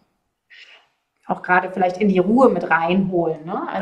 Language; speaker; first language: German; native; German